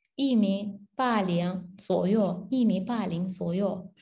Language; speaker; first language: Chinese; non-native, learner; Turkish